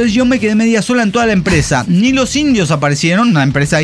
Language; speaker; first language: Spanish; native; Spanish